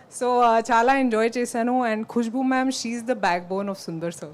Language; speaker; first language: Telugu; non-native, local second language; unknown